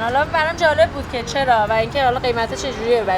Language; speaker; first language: Persian; native; Persian